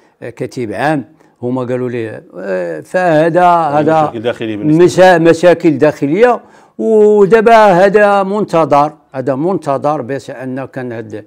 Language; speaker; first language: Arabic; native; Arabic